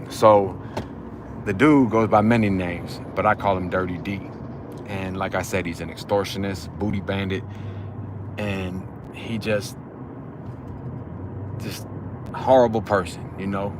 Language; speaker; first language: English; native; English